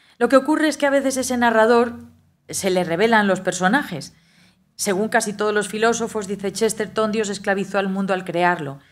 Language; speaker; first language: Spanish; native; Spanish